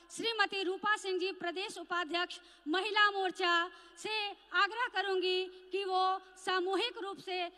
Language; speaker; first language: Hindi; native; Hindi